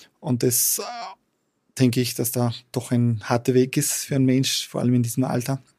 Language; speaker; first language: German; non-native, fluent; Albanian